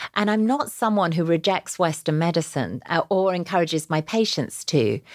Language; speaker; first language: English; native; English